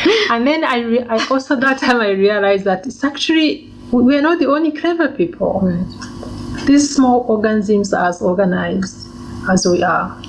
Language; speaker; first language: English; non-native, local second language; Kinyarwanda